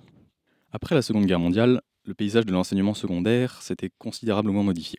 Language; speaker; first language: French; native; French